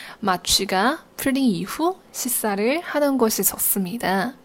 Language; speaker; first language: Korean; non-native, fluent; Chinese